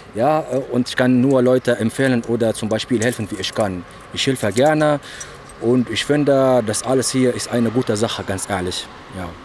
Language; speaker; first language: German; non-native, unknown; Arabic